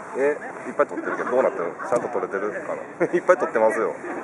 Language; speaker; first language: Japanese; native; Japanese